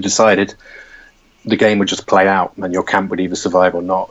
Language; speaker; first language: English; native; English